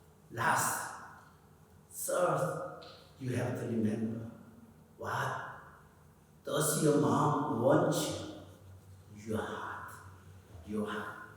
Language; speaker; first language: English; non-native, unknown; Korean